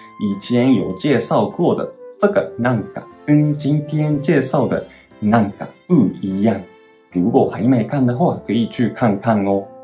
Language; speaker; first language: Chinese; non-native, fluent; Japanese